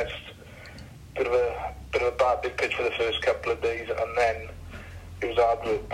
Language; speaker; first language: English; native; English